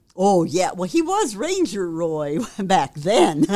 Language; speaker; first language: English; native; English